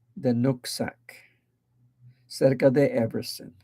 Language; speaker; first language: Spanish; early bilingual, heritage; Spanish